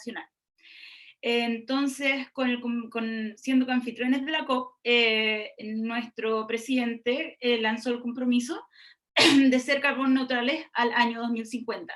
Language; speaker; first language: Spanish; native; Spanish